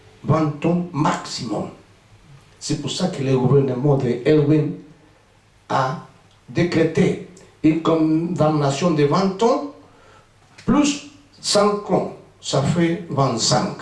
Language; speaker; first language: French; non-native, fluent; Spanish